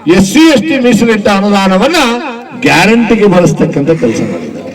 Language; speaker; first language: Kannada; native; Kannada